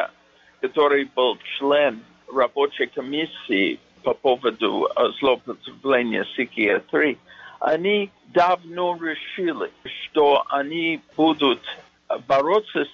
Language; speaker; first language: Russian; non-native, fluent; English